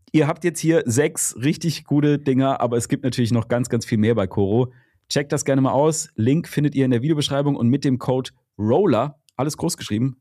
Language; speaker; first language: German; native; German